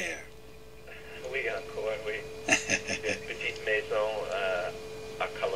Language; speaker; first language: French; non-native, learner; English